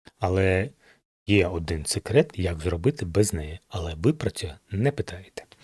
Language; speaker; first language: Ukrainian; non-native, local second language; Russian